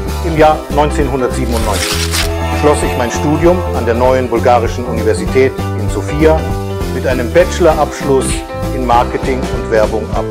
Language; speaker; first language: German; non-native, fluent; Bulgarian